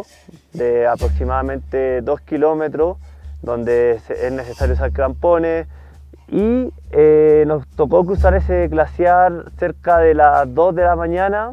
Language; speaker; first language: Spanish; native; Spanish